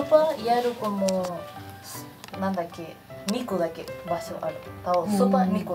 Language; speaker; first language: Japanese; non-native, learner; Spanish